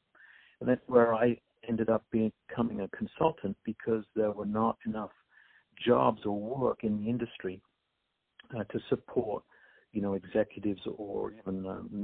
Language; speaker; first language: English; native; English